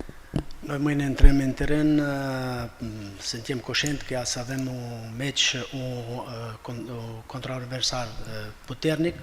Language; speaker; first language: Romanian; non-native, fluent; Albanian